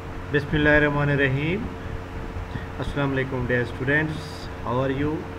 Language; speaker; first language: English; non-native, local second language; Urdu